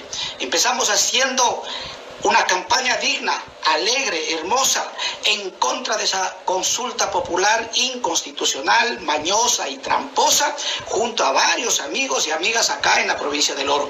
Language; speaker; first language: Spanish; native; Spanish